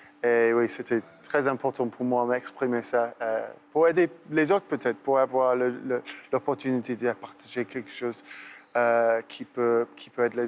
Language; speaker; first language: French; non-native, fluent; English